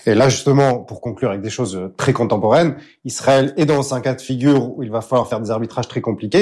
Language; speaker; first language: French; native; French